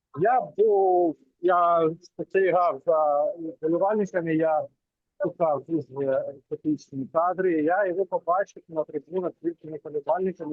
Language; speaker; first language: Ukrainian; non-native, local second language; Russian